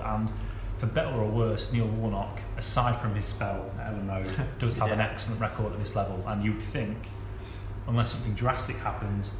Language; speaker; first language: English; native; English